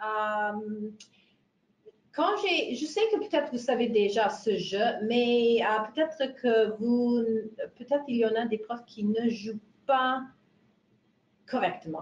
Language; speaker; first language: French; non-native, fluent; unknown